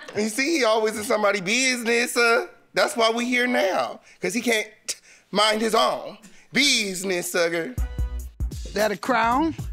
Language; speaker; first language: English; native; English